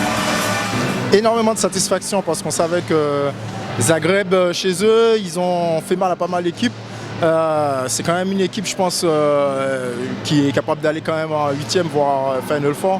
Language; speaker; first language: French; native; French